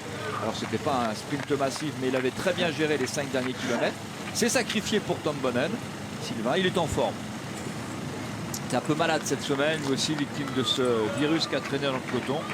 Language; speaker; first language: French; native; French